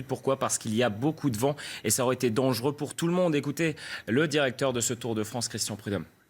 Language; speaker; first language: French; native; French